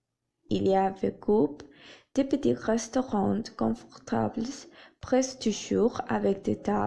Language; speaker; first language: French; non-native, learner; Spanish